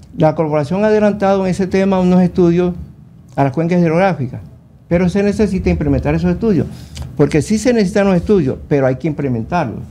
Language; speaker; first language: Spanish; native; Spanish